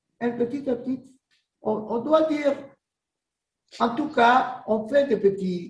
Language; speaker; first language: French; non-native, learner; Greek